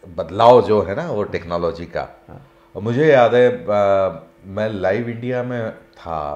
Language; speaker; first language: Hindi; native; Hindi